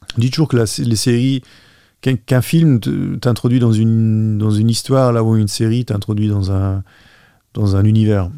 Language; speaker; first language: French; non-native, local second language; Luxembourgish